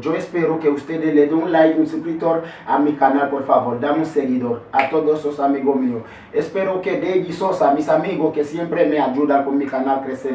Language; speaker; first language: Spanish; non-native, learner; Haitian Creole